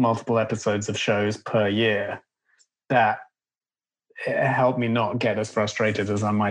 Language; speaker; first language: English; native; English